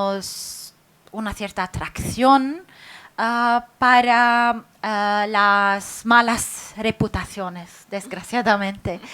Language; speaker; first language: Spanish; non-native, fluent; Arabic